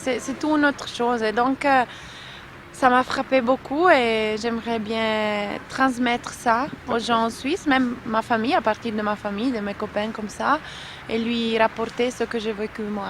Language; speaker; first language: French; non-native, local second language; Italian